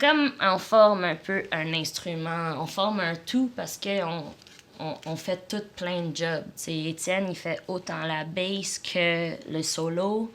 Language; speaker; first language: French; native; French